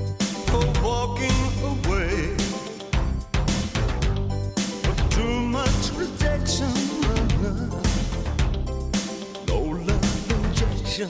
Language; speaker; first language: English; native; English